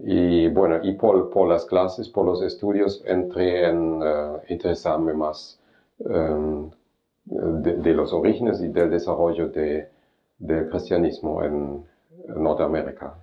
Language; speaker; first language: Spanish; non-native, fluent; German